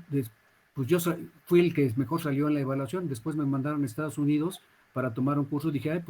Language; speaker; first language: Spanish; native; Spanish